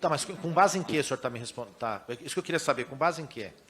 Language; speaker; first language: Portuguese; native; Portuguese